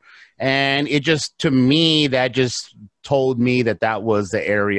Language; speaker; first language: English; early bilingual, other home language; Spanish